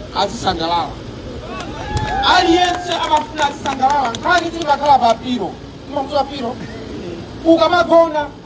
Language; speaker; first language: Nyanja; native; Nyanja